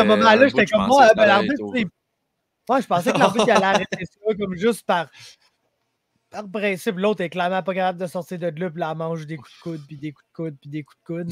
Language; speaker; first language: French; native; French